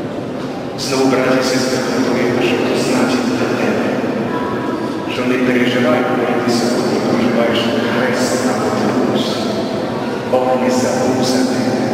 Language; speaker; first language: Ukrainian; non-native, local second language; Rusyn